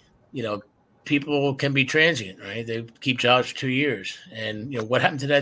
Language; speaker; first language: English; native; English